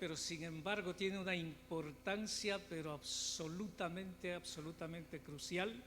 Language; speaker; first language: Spanish; native; Spanish